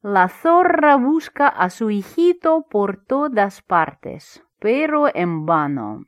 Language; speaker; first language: Spanish; non-native, fluent; Russian